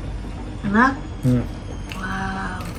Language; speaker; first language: Indonesian; native; Indonesian